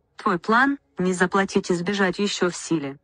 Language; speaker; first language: Russian; native; Russian